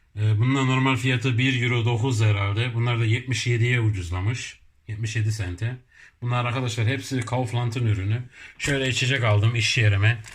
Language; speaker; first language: Turkish; early bilingual, heritage; Turkish